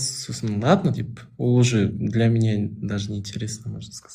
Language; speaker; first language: Russian; non-native, local second language; Kazakh